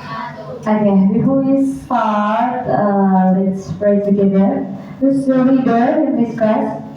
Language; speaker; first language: English; non-native, learner; Indonesian